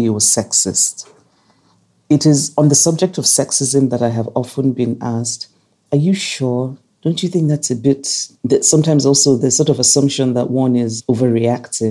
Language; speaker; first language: English; non-native, local second language; Igbo